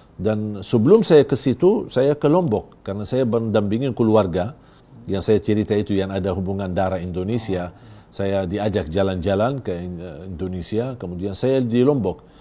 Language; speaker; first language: Indonesian; non-native, fluent; Arabic